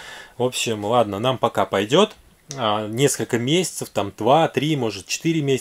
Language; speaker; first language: Russian; native; Russian